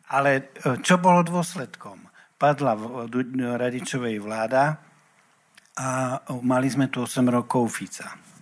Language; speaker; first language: Slovak; native; Slovak